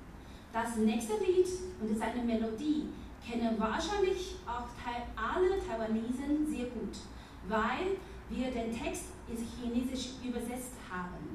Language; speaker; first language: German; non-native, learner; Chinese